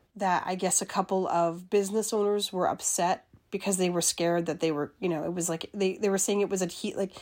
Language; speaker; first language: English; native; English